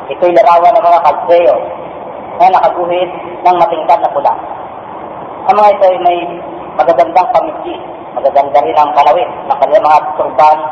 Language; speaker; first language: Filipino; non-native, local second language; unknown